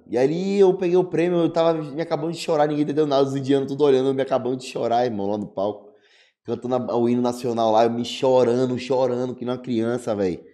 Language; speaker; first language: Portuguese; native; Portuguese